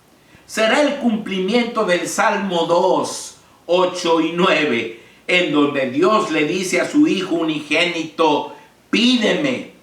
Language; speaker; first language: Spanish; native; Spanish